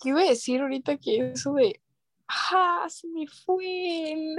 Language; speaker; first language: Spanish; early bilingual, heritage; Spanish